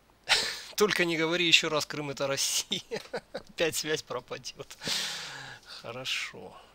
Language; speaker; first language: Russian; native; Russian